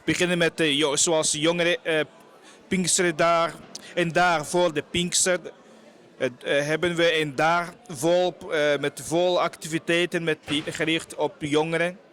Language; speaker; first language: Dutch; non-native, fluent; Portuguese